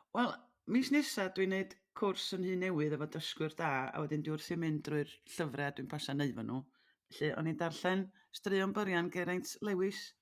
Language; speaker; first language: Welsh; native; Welsh